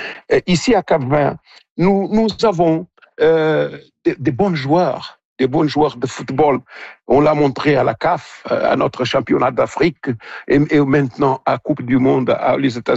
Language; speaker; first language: French; non-native, local second language; Portuguese